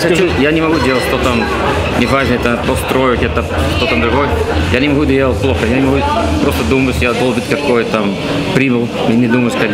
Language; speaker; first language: Russian; non-native, learner; Dutch